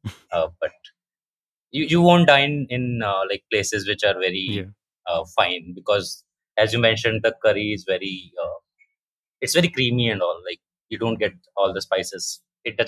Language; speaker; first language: English; non-native, local second language; Hindi